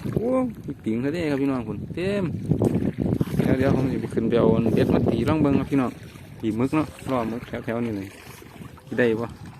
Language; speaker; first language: Thai; native; Thai